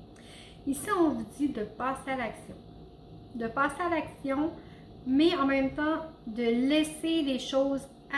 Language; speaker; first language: French; native; French